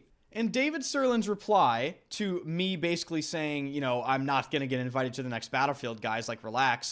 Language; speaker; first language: English; native; English